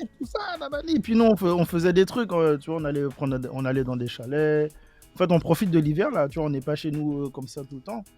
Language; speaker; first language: French; native; French